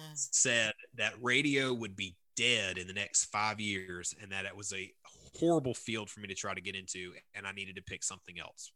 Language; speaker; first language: English; native; English